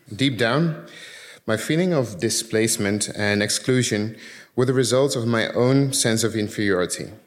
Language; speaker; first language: English; early bilingual, other home language; Dutch